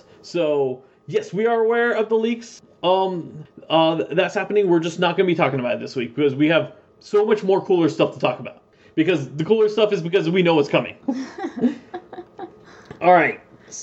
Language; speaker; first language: English; native; English